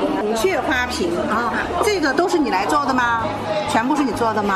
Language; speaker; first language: Chinese; native; Chinese